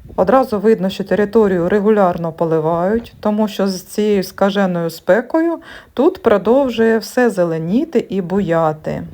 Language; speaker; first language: Ukrainian; native; Ukrainian